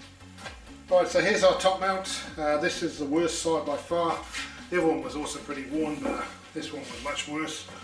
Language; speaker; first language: English; native; English